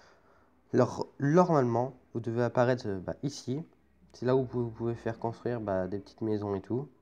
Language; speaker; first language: French; native; French